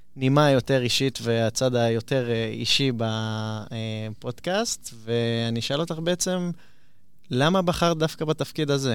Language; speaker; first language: Hebrew; native; Hebrew